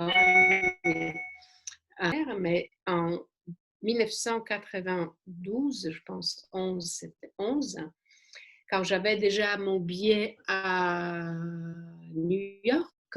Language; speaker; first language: French; non-native, fluent; Polish